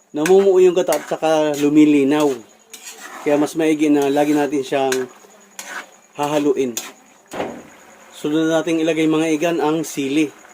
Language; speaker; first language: Filipino; non-native, local second language; Bikol